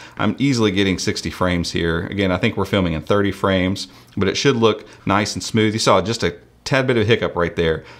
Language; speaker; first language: English; native; English